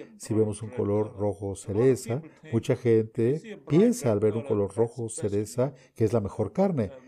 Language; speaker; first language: Spanish; non-native, fluent; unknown